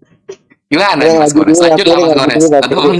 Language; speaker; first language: Indonesian; native; Indonesian